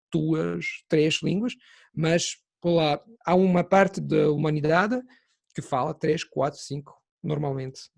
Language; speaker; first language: Portuguese; non-native, fluent; Italian